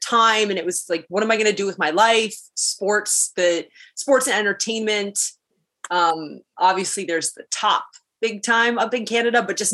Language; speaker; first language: English; native; English